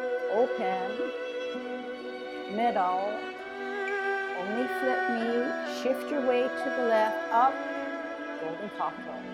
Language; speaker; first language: English; native; English